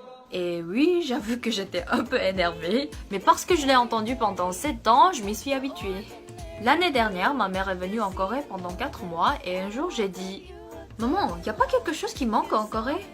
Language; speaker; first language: French; non-native, fluent; Korean